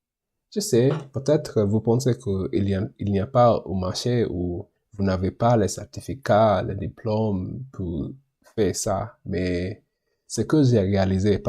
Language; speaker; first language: French; non-native, learner; English